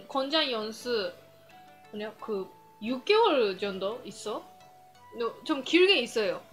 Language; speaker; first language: Korean; non-native, fluent; Japanese